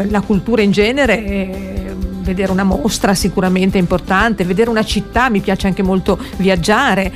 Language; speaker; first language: Italian; native; Italian